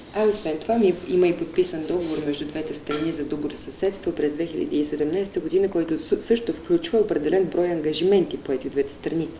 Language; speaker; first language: Bulgarian; native; Bulgarian